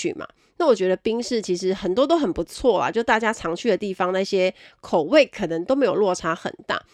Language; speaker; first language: Chinese; native; Chinese